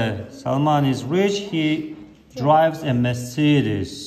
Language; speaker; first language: English; non-native, fluent; Kazakh